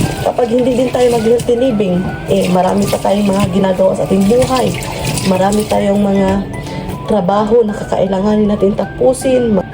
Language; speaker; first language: Filipino; non-native, local second language; Cebuano